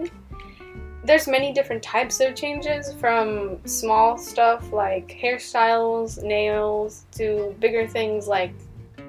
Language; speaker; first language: English; early bilingual, other home language; Hebrew